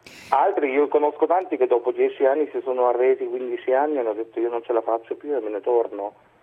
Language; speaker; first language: Italian; non-native, fluent; German